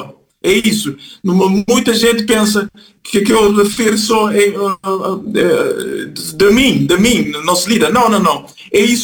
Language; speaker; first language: Portuguese; non-native, fluent; Kabuverdianu